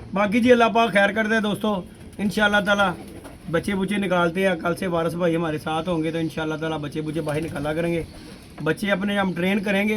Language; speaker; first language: Urdu; non-native, local second language; Punjabi